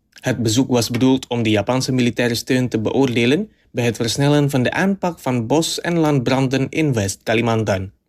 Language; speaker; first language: Dutch; non-native, fluent; Indonesian